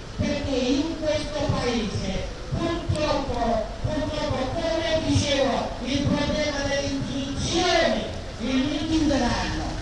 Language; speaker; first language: Italian; non-native, local second language; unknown